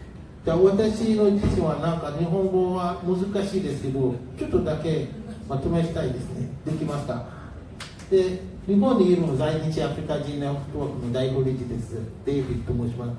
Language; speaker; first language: Japanese; non-native, learner; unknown